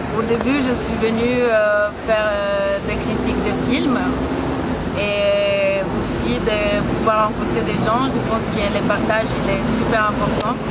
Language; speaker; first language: French; non-native, fluent; Spanish